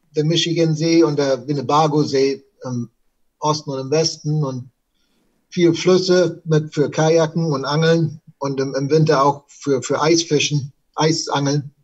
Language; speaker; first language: German; native; German